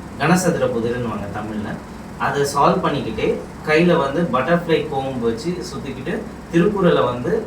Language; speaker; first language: Tamil; native; Tamil